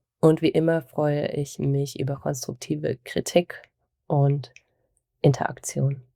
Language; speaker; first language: German; native; German